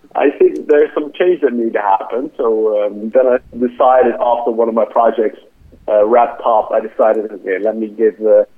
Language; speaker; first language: English; non-native, fluent; Dutch